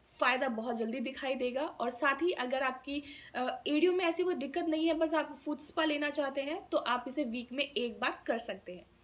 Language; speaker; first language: Hindi; native; Hindi